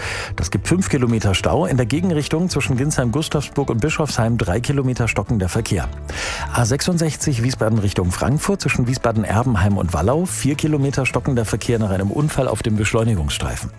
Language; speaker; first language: German; native; German